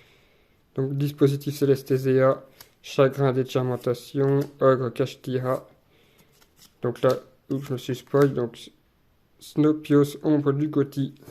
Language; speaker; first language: French; native; French